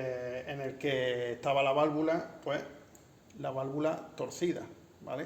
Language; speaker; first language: Spanish; native; Spanish